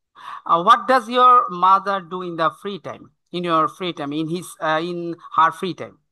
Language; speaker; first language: English; non-native, fluent; Bangla